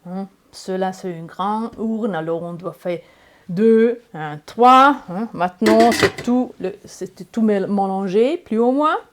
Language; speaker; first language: French; non-native, learner; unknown